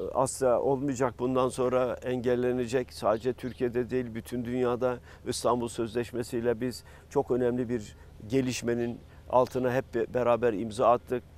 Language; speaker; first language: Turkish; native; Turkish